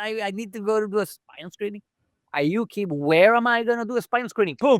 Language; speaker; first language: English; non-native, local second language; Spanish